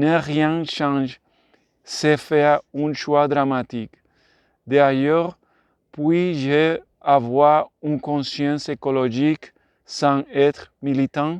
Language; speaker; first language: French; non-native, learner; Spanish